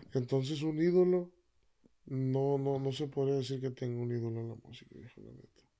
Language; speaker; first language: Spanish; native; Spanish